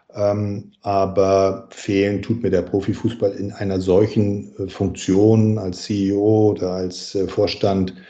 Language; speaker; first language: German; native; German